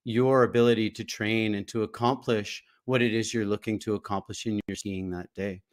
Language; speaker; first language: English; native; English